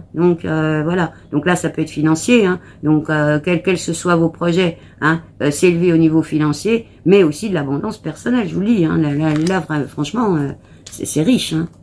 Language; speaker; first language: French; native; French